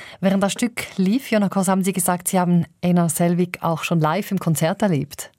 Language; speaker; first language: German; native; German